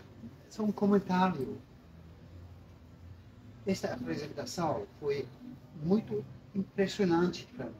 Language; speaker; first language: Portuguese; non-native, learner; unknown